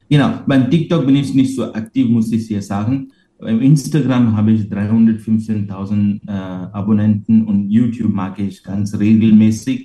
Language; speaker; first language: German; non-native, fluent; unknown